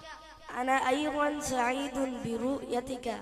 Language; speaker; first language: Arabic; non-native, learner; Urdu